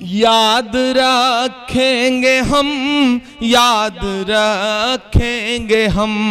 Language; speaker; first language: Hindi; native; Hindi